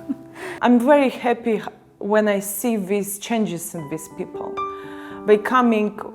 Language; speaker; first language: English; non-native, learner; Ukrainian